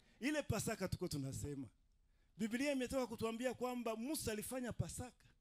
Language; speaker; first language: Swahili; non-native, local second language; Rundi